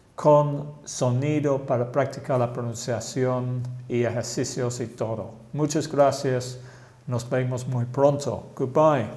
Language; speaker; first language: Spanish; non-native, fluent; English